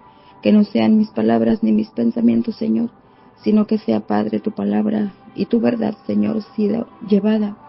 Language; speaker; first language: Spanish; native; Spanish